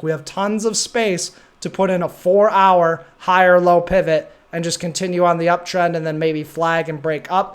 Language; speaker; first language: English; native; English